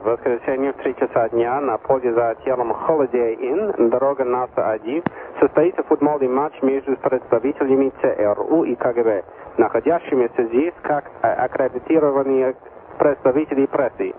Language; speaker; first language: Russian; non-native, fluent; English